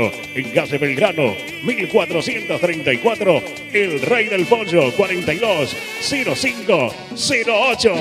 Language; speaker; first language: Spanish; native; Spanish